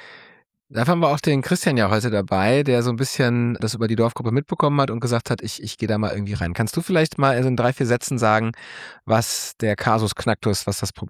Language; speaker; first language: German; native; German